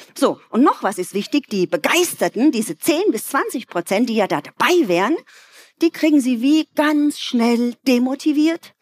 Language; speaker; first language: German; native; German